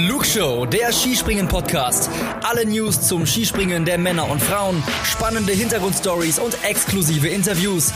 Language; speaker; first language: German; native; German